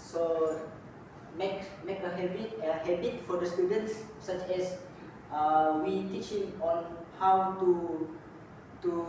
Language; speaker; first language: English; non-native, local second language; Malay